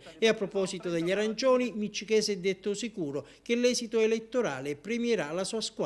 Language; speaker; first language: Italian; native; Italian